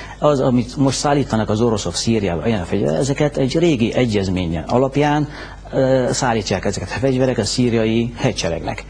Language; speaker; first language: Hungarian; non-native, fluent; Arabic